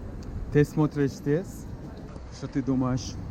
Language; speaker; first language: Russian; non-native, learner; English